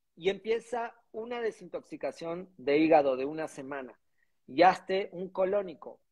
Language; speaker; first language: Spanish; native; Spanish